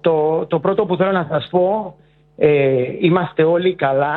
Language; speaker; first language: Greek; early bilingual, heritage; Greek